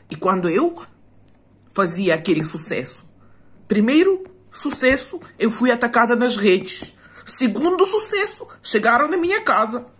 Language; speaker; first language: Portuguese; non-native, fluent; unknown